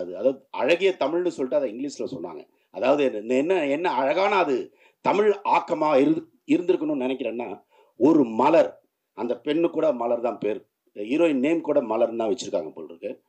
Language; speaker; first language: Tamil; native; Tamil